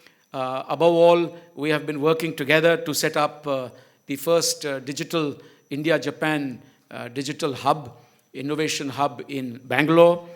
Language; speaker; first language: English; non-native, local second language; Gujarati